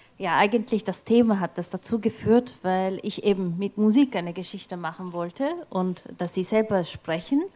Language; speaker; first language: German; non-native, fluent; Turkish